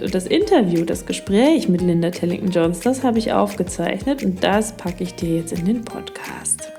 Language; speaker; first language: German; native; German